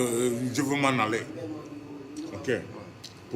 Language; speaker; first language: French; non-native, local second language; Wolof